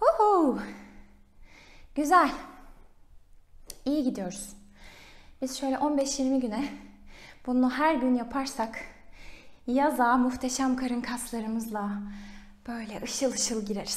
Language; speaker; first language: Turkish; native; Turkish